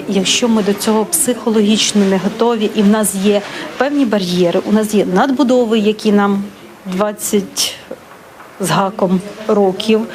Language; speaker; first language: Ukrainian; native; Ukrainian